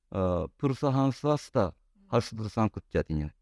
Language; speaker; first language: Indonesian; non-native, fluent; Japanese